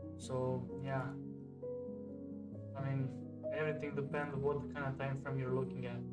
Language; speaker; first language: English; non-native, fluent; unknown